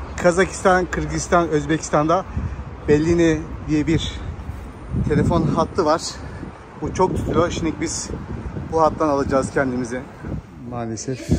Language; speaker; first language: Turkish; early bilingual, heritage; Turkish